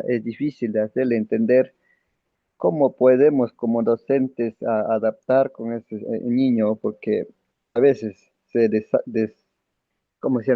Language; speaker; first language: Spanish; non-native, local second language; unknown